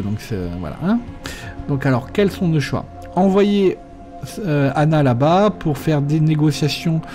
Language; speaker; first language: French; native; French